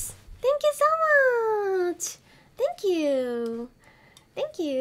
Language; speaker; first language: English; non-native, learner; Korean